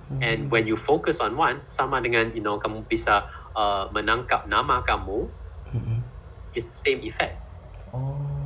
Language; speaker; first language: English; non-native, fluent; Indonesian